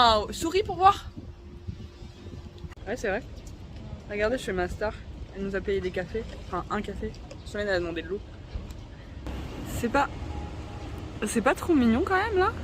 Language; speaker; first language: French; native; French